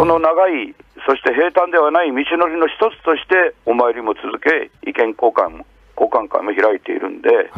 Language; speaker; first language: Japanese; native; Japanese